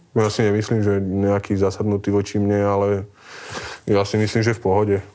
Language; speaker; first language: Slovak; native; Slovak